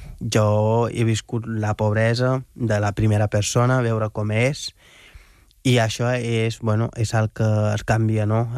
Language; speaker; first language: Catalan; non-native, fluent; Wolof